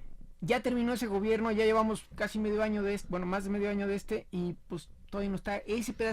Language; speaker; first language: Spanish; native; Spanish